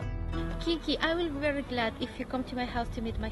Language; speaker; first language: English; non-native, fluent; Spanish